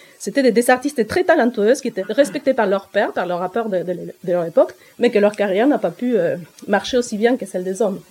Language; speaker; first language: French; non-native, fluent; Spanish